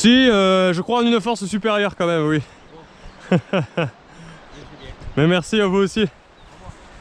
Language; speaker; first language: French; native; French